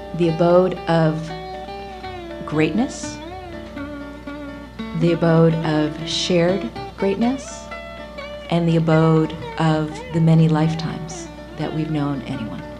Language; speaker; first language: English; native; English